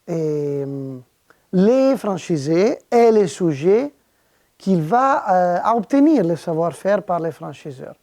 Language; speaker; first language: French; non-native, fluent; Italian